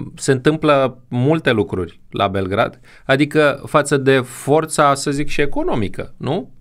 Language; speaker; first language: Romanian; native; Romanian